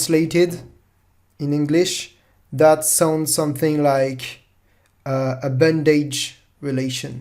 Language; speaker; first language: English; non-native, fluent; French